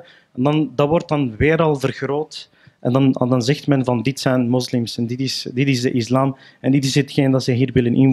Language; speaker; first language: Dutch; early bilingual, other home language; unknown